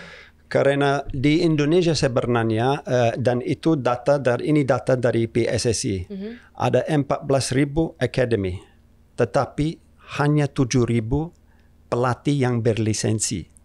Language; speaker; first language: Indonesian; non-native, fluent; English